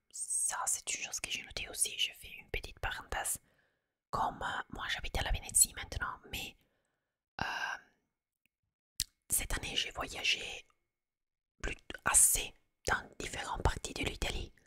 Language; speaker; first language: French; non-native, fluent; Italian